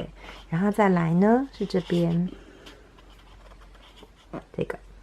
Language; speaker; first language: Chinese; native; Chinese